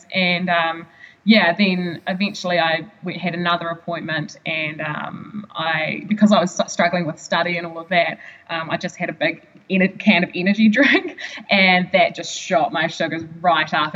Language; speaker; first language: English; native; English